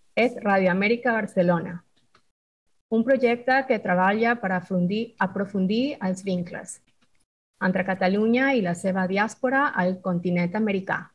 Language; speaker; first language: Catalan; non-native, fluent; Spanish